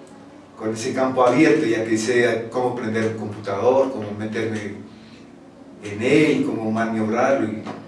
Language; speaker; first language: Spanish; native; Spanish